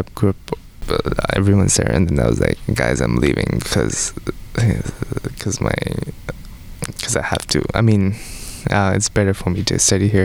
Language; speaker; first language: English; non-native, local second language; Odia